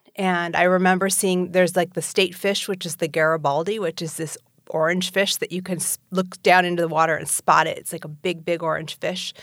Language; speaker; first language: English; native; English